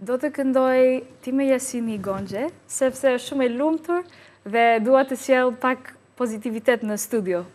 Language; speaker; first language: Albanian; non-native, learner; English